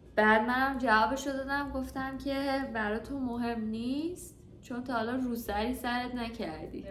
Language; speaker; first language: Persian; native; Persian